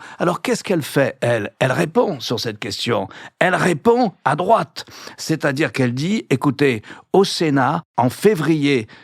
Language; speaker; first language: French; native; French